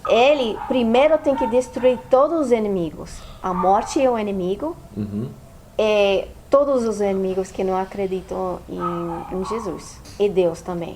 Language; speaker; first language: Portuguese; non-native, fluent; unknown